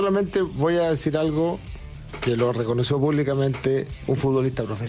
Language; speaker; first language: Spanish; native; Spanish